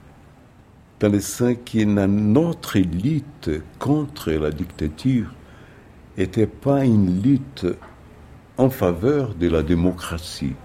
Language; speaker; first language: French; non-native, fluent; Portuguese